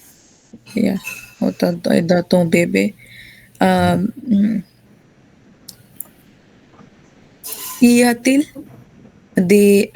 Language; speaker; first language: French; non-native, learner; Hindi